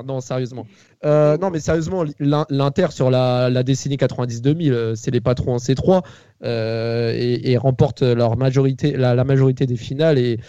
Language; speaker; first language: French; native; French